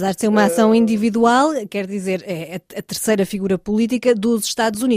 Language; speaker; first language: Portuguese; native; Portuguese